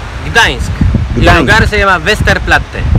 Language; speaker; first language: Spanish; non-native, fluent; Polish